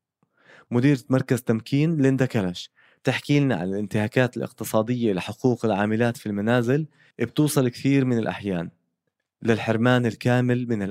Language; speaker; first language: Arabic; native; Arabic